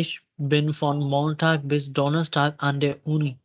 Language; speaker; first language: German; non-native, fluent; Urdu